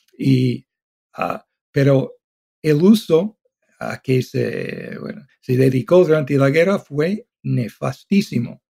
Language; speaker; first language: Spanish; non-native, fluent; English